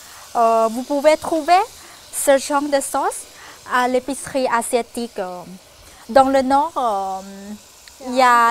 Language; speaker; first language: French; non-native, fluent; Thai